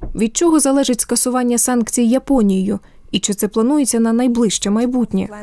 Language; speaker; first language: Ukrainian; native; Ukrainian